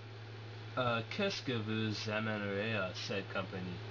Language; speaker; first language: French; non-native, learner; English